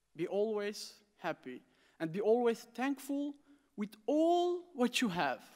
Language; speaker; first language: English; non-native, fluent; Arabic